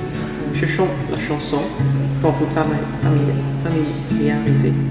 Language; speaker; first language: French; non-native, learner; English